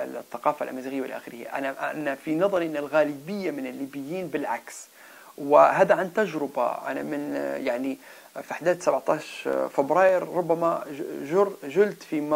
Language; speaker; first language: Arabic; non-native, local second language; Berber languages